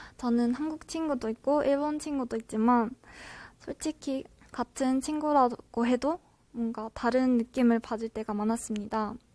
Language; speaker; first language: Korean; non-native, fluent; Japanese